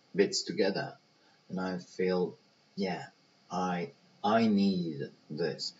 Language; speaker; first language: English; non-native, fluent; Persian